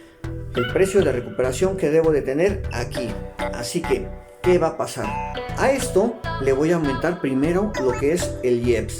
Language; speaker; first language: Spanish; native; Spanish